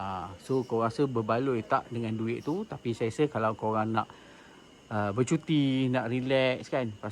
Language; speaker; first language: Malay; native; Malay